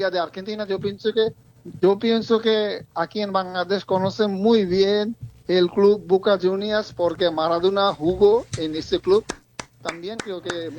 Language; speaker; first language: Spanish; non-native, learner; Bangla